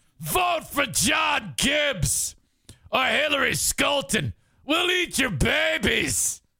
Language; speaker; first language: English; native; English